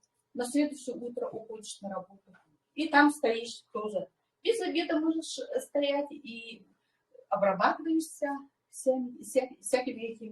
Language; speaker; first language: Russian; non-native, local second language; Yakut